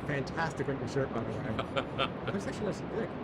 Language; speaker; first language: English; native; English